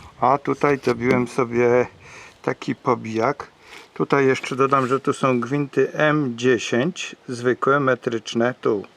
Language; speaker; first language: Polish; native; Polish